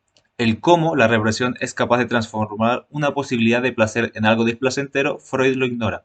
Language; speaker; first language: Spanish; native; Spanish